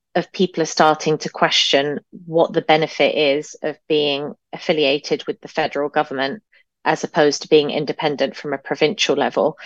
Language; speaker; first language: English; native; English